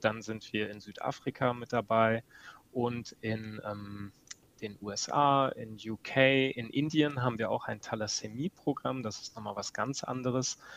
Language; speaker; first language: German; native; German